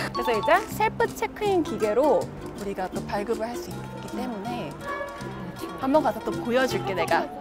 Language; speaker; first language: Korean; native; Korean